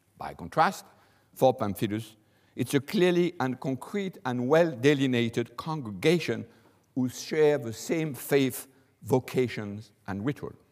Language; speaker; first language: English; non-native, fluent; French